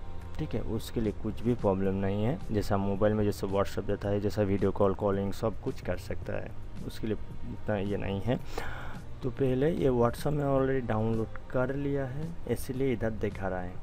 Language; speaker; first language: Hindi; non-native, local second language; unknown